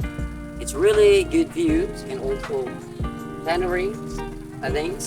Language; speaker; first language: English; non-native, fluent; Indonesian